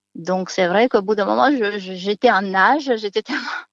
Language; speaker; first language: French; non-native, fluent; Romanian